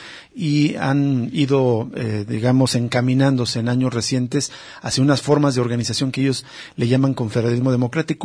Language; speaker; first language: Spanish; native; Spanish